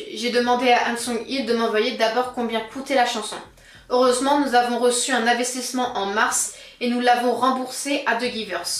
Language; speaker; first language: French; native; French